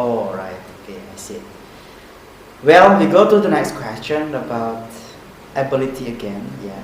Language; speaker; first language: English; non-native, fluent; Indonesian